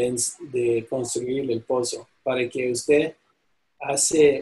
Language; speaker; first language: Spanish; non-native, fluent; English